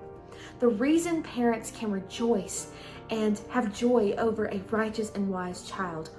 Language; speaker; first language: English; native; English